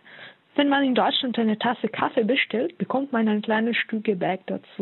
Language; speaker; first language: German; non-native, fluent; Russian